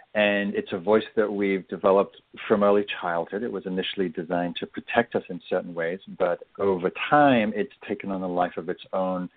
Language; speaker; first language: English; native; English